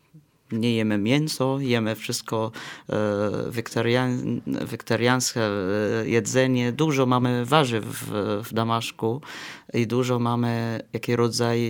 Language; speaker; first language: Polish; non-native, fluent; Arabic